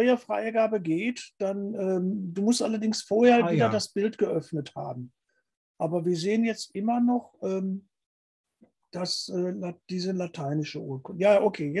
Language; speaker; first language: German; native; German